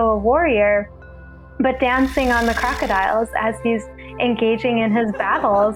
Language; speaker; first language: English; native; English